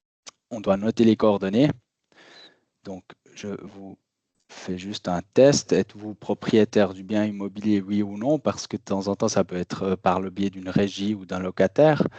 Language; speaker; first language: French; native; French